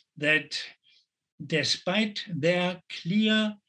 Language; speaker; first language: English; non-native, fluent; German